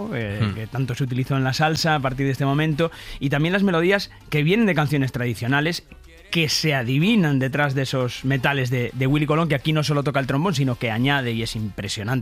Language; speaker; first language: Spanish; native; Spanish